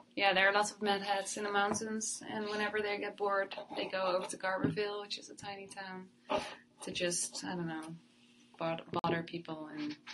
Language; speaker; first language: English; non-native, fluent; Dutch